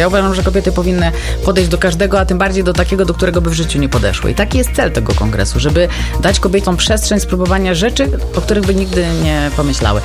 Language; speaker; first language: Polish; native; Polish